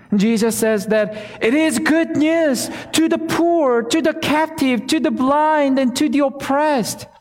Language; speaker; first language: English; non-native, fluent; Korean